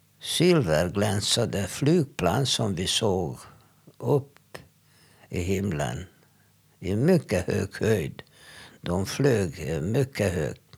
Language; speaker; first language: Swedish; non-native, fluent; Hungarian